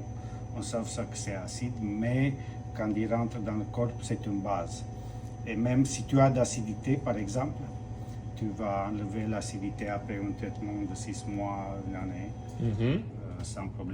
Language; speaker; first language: French; non-native, fluent; Romanian